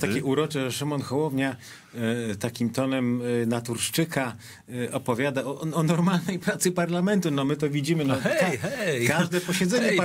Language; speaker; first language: Polish; native; Polish